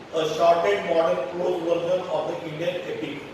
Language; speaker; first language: English; non-native, local second language; Marathi